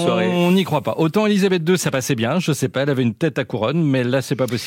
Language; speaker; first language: French; native; French